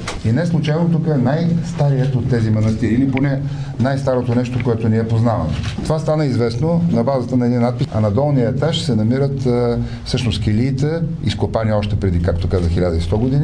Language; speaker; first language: Bulgarian; native; Bulgarian